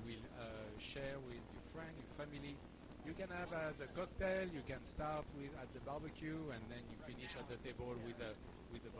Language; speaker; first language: English; non-native, fluent; French